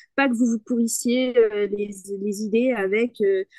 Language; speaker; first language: French; non-native, fluent; Spanish